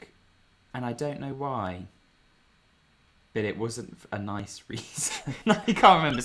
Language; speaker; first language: English; native; English